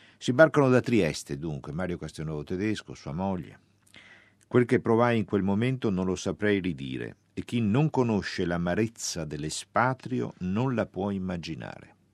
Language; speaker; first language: Italian; native; Italian